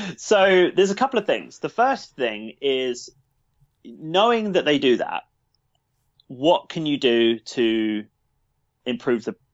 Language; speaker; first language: English; native; English